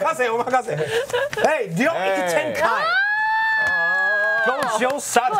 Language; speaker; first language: Japanese; non-native, learner; Chinese